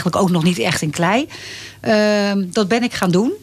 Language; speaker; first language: Dutch; native; Dutch